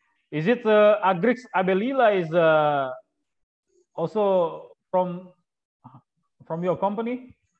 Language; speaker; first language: English; non-native, fluent; Indonesian